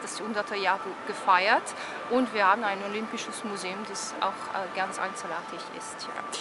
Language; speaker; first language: German; non-native, local second language; French